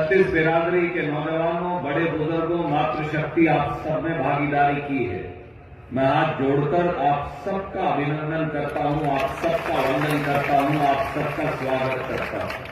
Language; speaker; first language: Hindi; native; Hindi